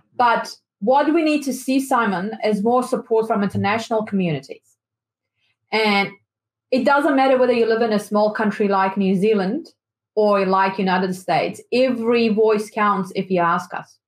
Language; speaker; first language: English; non-native, fluent; Persian